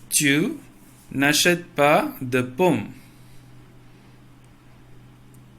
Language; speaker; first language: French; non-native, fluent; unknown